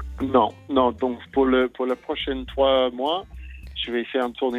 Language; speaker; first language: French; non-native, fluent; English